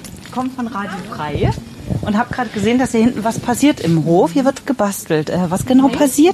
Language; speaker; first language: German; native; German